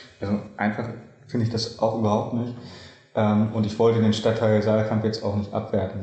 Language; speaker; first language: German; native; German